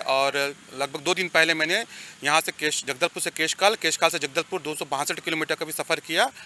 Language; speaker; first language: Hindi; native; Hindi